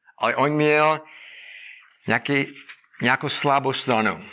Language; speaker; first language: Czech; non-native, fluent; English